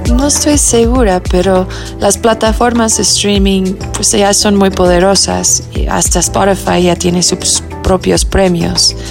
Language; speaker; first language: Spanish; early bilingual, heritage; Spanish